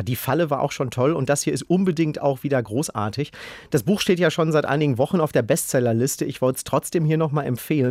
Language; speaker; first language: German; native; German